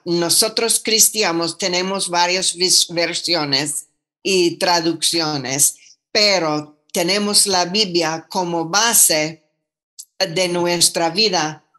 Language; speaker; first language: Spanish; non-native, fluent; English